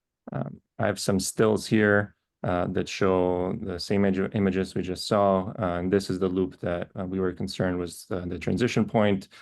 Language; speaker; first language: English; native; English